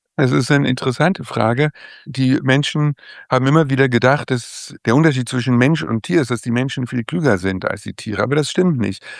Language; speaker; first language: German; native; German